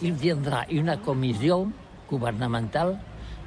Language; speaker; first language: French; non-native, learner; Catalan